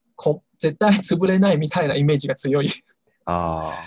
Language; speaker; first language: Japanese; non-native, fluent; Chinese